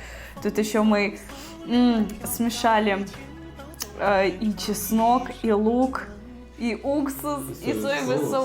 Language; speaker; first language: Russian; native; Russian